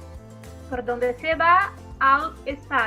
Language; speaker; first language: Spanish; non-native, learner; Portuguese